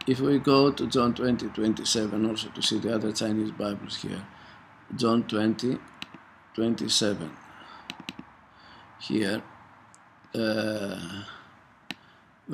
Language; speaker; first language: English; non-native, fluent; Greek